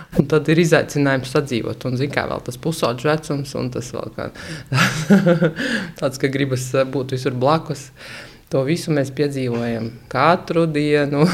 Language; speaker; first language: Latvian; native; Latvian